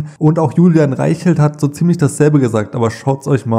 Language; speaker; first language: German; native; German